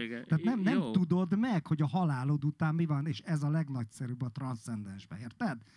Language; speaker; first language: Hungarian; native; Hungarian